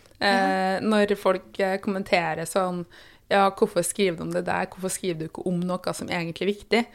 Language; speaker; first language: Norwegian; native; Norwegian